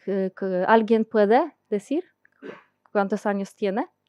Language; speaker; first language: Spanish; non-native, learner; Polish